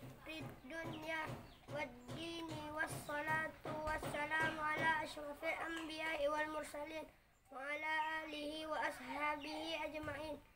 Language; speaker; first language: Arabic; non-native, learner; Indonesian